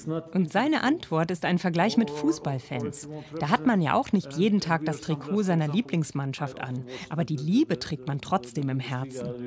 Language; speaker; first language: German; native; German